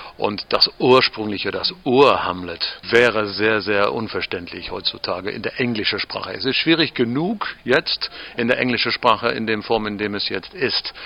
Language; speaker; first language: German; non-native, fluent; English